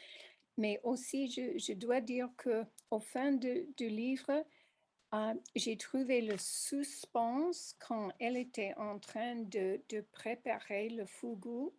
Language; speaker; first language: French; non-native, learner; English